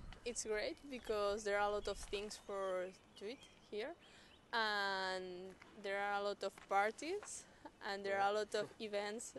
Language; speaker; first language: English; non-native, learner; Spanish